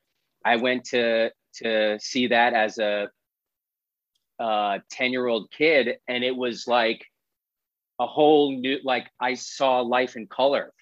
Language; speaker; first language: English; native; English